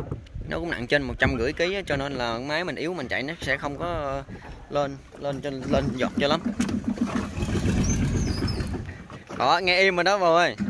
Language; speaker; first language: Vietnamese; native; Vietnamese